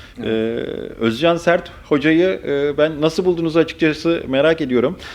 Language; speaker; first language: Turkish; native; Turkish